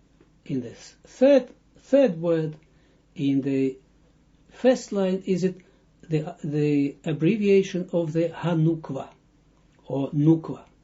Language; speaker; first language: English; non-native, fluent; Dutch